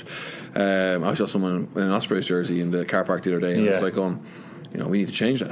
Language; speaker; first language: English; native; English